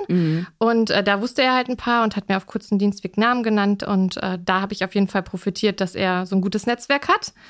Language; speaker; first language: German; native; German